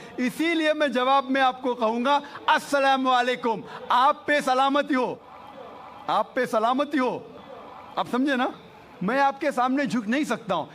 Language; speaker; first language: Urdu; non-native, local second language; Konkani